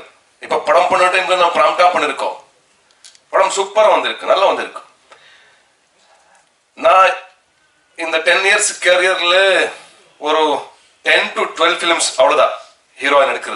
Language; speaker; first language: Tamil; non-native, learner; Kannada